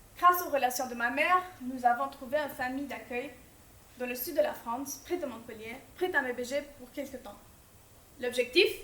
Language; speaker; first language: French; non-native, fluent; Albanian